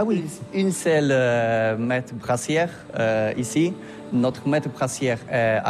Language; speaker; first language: French; non-native, learner; Polish